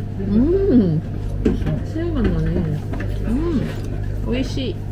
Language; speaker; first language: Japanese; non-native, learner; Korean